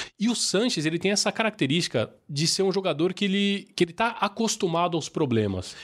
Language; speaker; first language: Portuguese; native; Portuguese